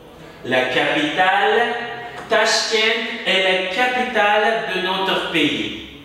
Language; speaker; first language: French; non-native, fluent; Uzbek